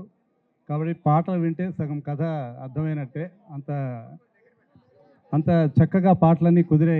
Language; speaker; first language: Telugu; native; Telugu